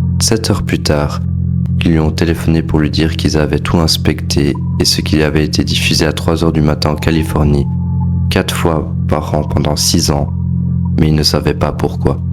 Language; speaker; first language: French; native; French